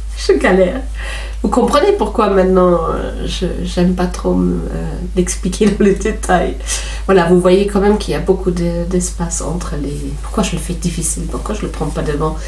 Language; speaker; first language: French; native; French